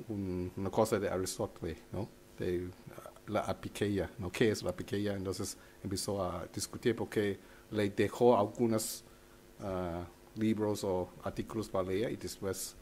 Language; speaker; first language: Spanish; non-native, fluent; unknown